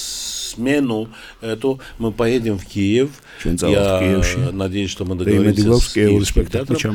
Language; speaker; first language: Russian; non-native, fluent; Romanian